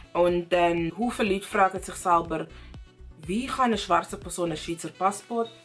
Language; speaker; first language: German; non-native, fluent; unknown